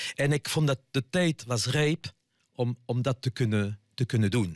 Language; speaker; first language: Dutch; non-native, fluent; French